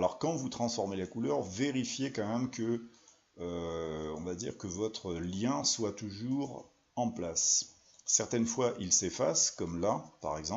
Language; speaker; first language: French; native; French